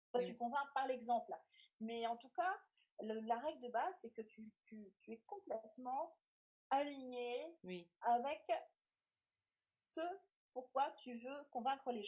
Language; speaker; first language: French; native; French